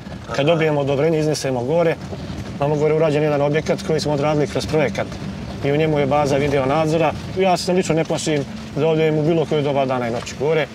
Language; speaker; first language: Croatian; native; Croatian